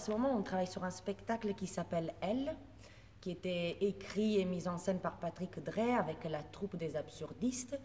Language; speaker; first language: French; non-native, fluent; Italian